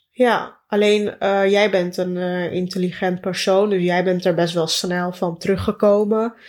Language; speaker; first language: Dutch; early bilingual, other home language; Turkish